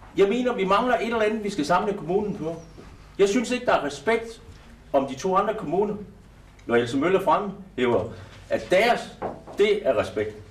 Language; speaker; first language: Danish; native; Danish